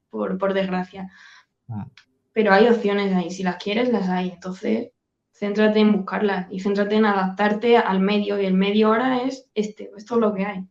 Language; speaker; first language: Spanish; native; Spanish